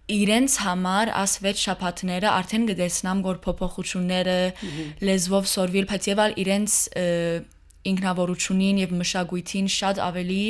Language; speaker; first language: Armenian; early bilingual, heritage; Armenian